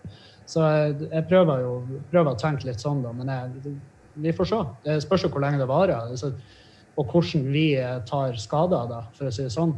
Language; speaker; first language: Norwegian; native; Norwegian